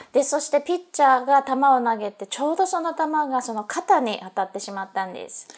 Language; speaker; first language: Japanese; native; Japanese